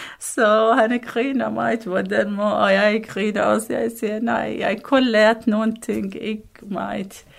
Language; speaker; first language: Danish; non-native, learner; Arabic